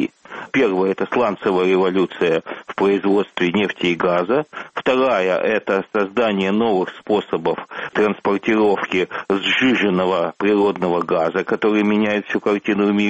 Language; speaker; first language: Russian; native; Russian